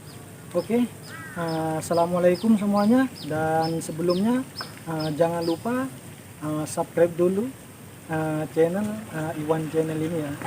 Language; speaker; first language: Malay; non-native, local second language; Indonesian